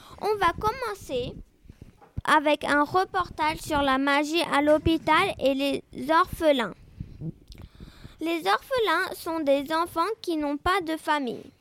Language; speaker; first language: French; non-native, learner; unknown